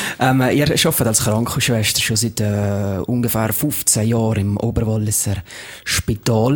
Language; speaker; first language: German; native; German